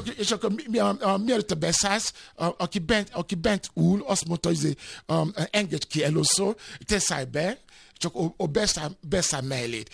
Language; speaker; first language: Hungarian; non-native, learner; Yoruba